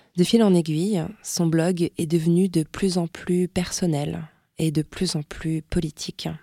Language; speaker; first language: French; native; French